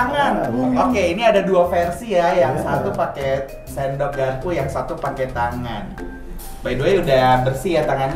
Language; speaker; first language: Indonesian; native; Indonesian